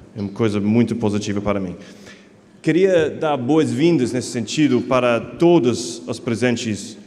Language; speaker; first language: Portuguese; non-native, fluent; English